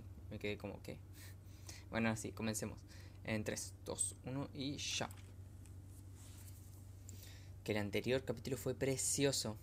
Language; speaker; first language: Spanish; native; Spanish